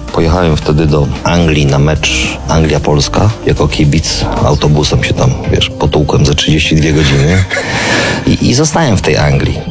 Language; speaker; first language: Polish; native; Polish